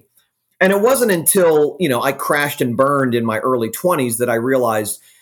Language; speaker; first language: English; native; English